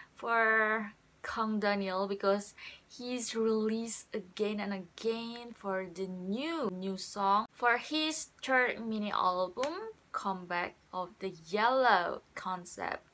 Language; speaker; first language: English; non-native, learner; Indonesian